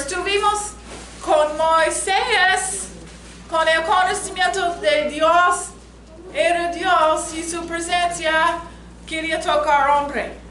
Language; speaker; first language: Spanish; non-native, fluent; English